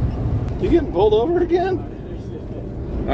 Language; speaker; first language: English; native; English